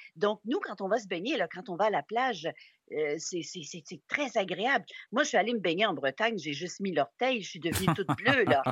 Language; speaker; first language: French; native; French